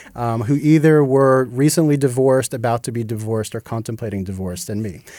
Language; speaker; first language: English; native; English